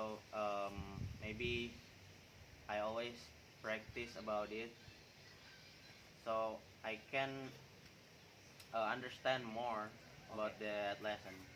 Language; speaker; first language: English; non-native, learner; Indonesian